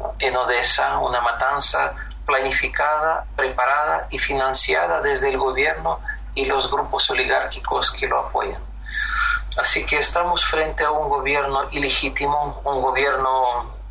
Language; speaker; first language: Spanish; non-native, fluent; Ukrainian